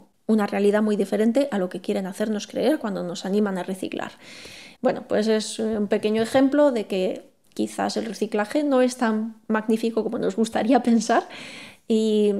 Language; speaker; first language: Spanish; native; Spanish